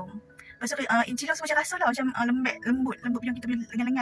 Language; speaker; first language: Malay; native; Malay